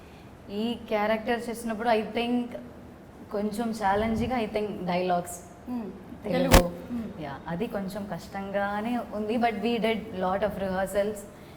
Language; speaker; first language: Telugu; non-native, learner; Malayalam